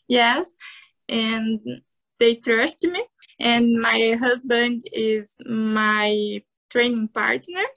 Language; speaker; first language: English; non-native, learner; Portuguese